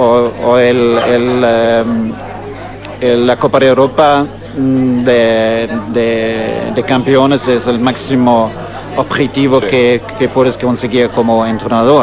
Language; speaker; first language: Spanish; non-native, fluent; German